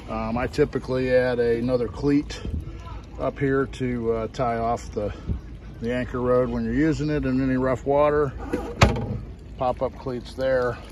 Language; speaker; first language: English; native; English